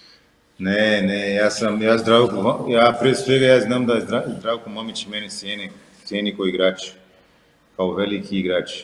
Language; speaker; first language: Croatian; non-native, fluent; Portuguese